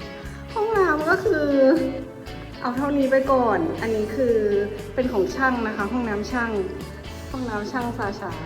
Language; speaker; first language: Thai; native; Thai